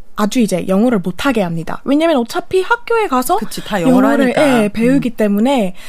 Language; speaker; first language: Korean; non-native, fluent; English